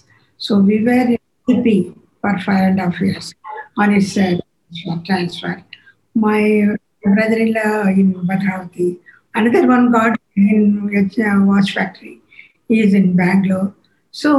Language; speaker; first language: English; non-native, local second language; Tamil